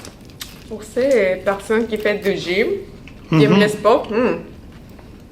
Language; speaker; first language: French; non-native, learner; Spanish